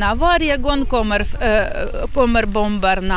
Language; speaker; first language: Swedish; non-native, learner; Ukrainian